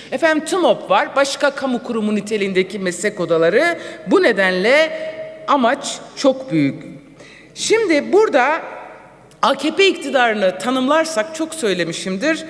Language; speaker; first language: Turkish; non-native, local second language; Kurdish